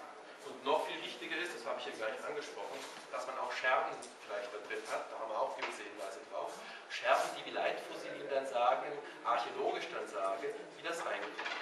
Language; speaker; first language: German; native; German